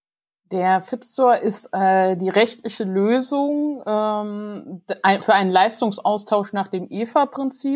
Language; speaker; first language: German; native; German